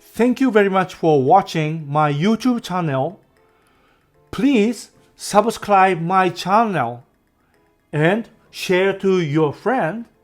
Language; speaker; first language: English; non-native, learner; Japanese